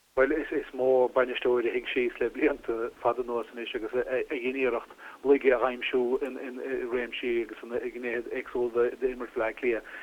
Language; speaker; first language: Irish; native; Irish